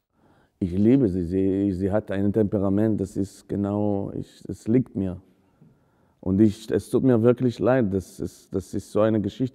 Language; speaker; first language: German; non-native, fluent; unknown